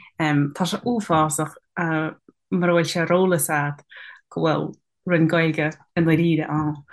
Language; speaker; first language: Irish; non-native, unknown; English